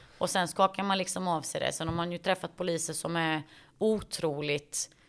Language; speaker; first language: Swedish; early bilingual, other home language; Bosnian